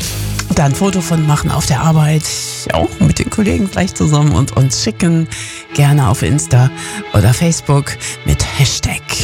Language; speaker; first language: German; native; German